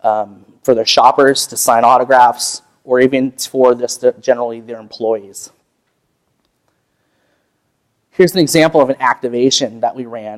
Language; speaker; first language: English; native; English